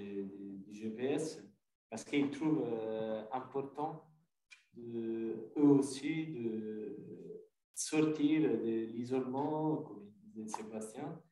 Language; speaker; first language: French; non-native, fluent; Italian